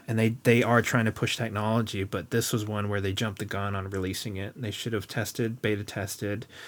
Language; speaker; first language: English; native; English